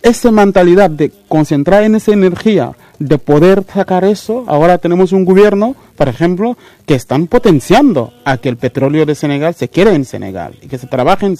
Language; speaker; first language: Spanish; non-native, fluent; Mandingo